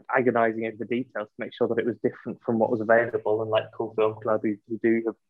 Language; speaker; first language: English; native; English